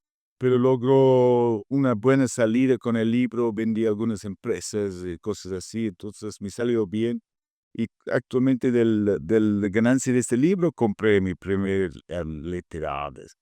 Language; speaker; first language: Spanish; non-native, fluent; English